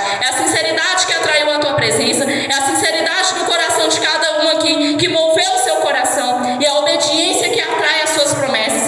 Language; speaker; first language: Portuguese; native; Portuguese